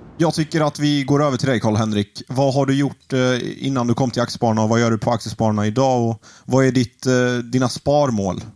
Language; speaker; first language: Swedish; early bilingual, other home language; Arabic